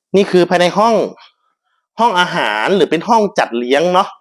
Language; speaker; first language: Thai; native; Thai